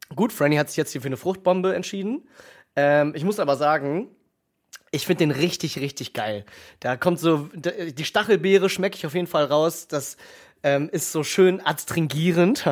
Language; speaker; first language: German; native; German